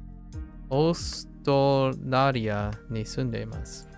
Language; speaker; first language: Japanese; non-native, learner; English